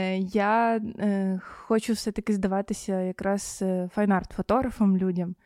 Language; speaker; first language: Ukrainian; native; Ukrainian